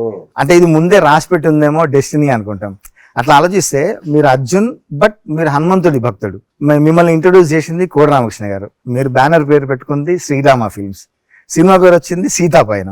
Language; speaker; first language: Telugu; native; Telugu